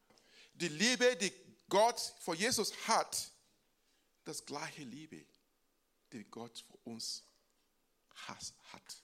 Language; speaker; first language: German; non-native, fluent; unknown